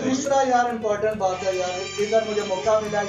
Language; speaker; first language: Hindi; non-native, local second language; Punjabi